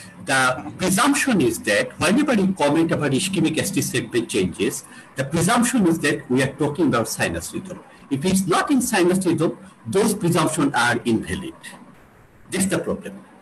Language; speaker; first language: English; non-native, local second language; Bangla